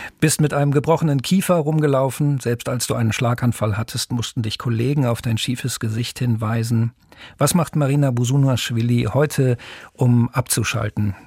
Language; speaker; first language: German; native; German